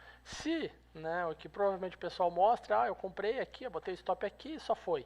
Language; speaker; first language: Portuguese; native; Portuguese